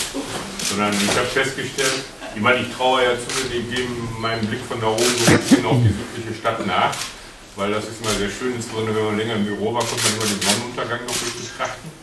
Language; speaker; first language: German; native; German